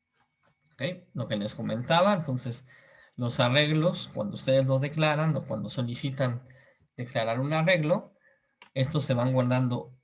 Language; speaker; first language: Spanish; native; Spanish